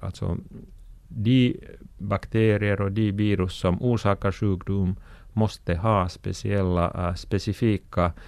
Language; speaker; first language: Swedish; non-native, local second language; Finnish